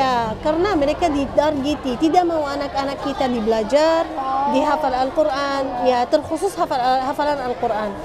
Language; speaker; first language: Indonesian; non-native, fluent; Arabic